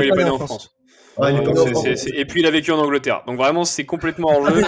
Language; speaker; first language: French; native; French